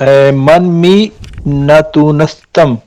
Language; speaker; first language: Persian; non-native, learner; Urdu